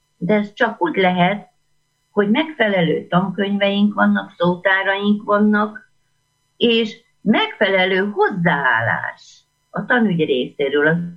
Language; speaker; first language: Hungarian; native; Hungarian